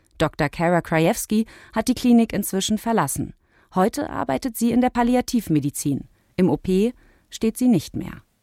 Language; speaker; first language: German; native; German